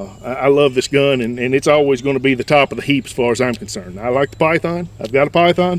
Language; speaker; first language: English; native; English